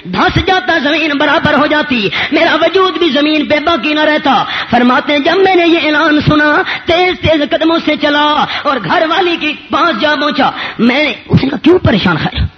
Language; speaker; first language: Urdu; non-native, local second language; Punjabi